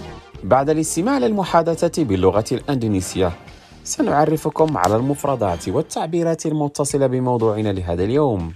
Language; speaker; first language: Arabic; non-native, fluent; Indonesian